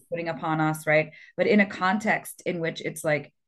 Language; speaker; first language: English; early bilingual, other home language; French